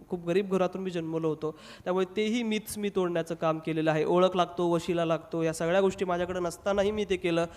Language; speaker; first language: Marathi; non-native, local second language; Hindi